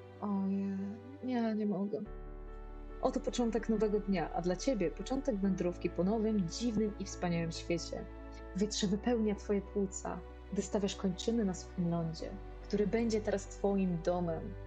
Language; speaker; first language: Polish; native; Polish